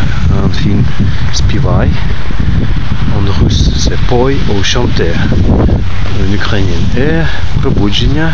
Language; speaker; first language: French; non-native, learner; Ukrainian